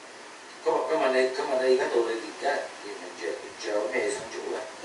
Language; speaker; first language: Cantonese; early bilingual, heritage; Cantonese